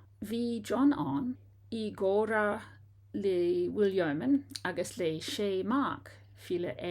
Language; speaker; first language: Irish; non-native, learner; English